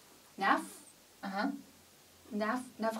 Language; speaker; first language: French; non-native, learner; Chinese